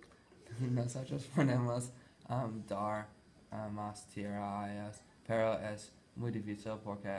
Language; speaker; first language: Spanish; non-native, learner; English